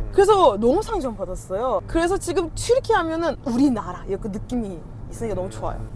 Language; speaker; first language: Korean; non-native, fluent; Turkish